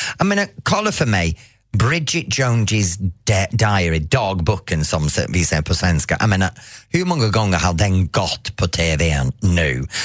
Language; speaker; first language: Swedish; non-native, fluent; English